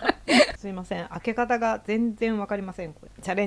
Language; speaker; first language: Japanese; native; Japanese